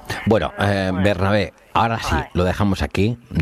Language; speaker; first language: Spanish; native; Spanish